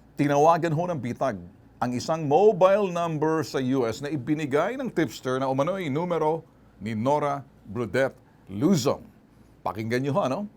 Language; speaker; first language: Filipino; native; Filipino